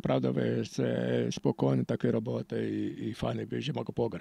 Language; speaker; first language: Polish; non-native, learner; Portuguese